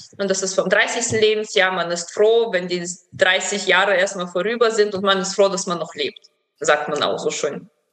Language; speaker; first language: German; early bilingual, other home language; Russian